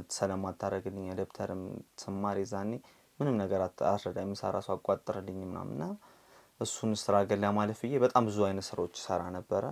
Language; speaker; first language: Amharic; native; Amharic